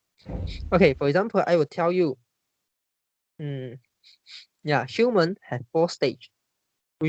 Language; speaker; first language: English; non-native, fluent; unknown